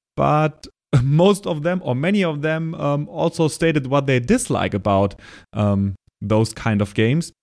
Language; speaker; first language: English; non-native, fluent; German